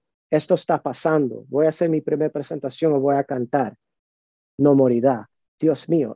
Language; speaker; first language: Spanish; early bilingual, heritage; Spanish